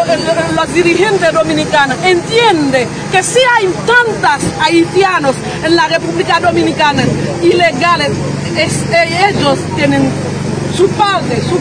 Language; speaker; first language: Spanish; non-native, fluent; Haitian Creole